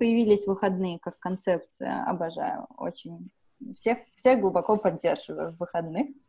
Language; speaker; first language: Russian; native; Russian